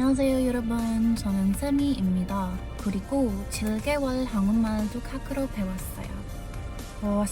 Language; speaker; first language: Korean; non-native, learner; English